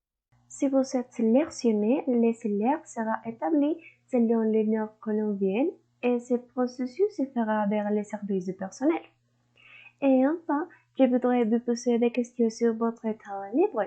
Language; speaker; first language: French; non-native, learner; Spanish